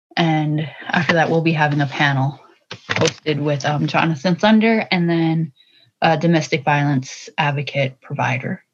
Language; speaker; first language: English; native; English